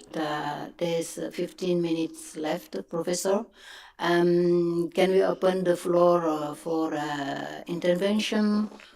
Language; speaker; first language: English; non-native, fluent; French